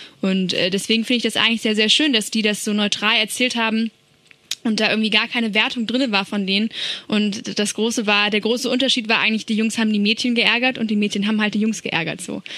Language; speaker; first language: German; native; German